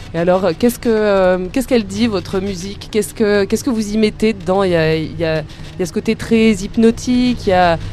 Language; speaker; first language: French; native; French